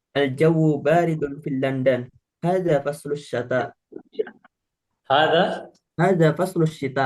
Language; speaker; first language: Arabic; non-native, learner; Indonesian